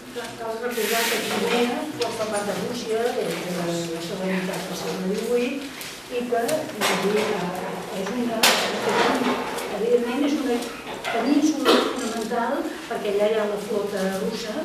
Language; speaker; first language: Catalan; native; Catalan